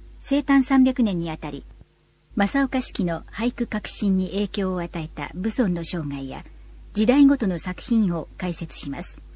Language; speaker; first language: Japanese; native; Japanese